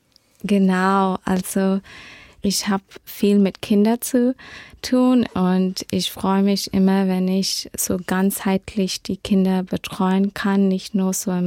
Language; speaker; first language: German; early bilingual, heritage; German